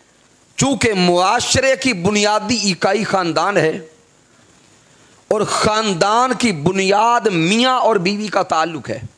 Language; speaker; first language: Urdu; native; Urdu